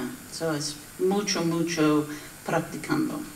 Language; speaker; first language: Spanish; non-native, learner; English